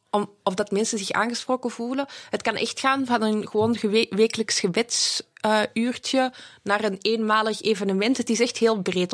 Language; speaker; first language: Dutch; native; Dutch